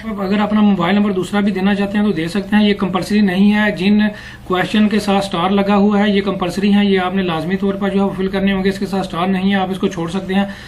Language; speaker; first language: Urdu; non-native, local second language; Punjabi